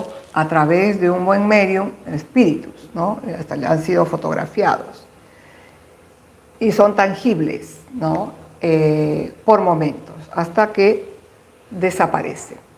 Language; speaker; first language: Spanish; native; Spanish